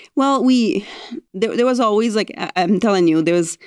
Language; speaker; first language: English; non-native, fluent; French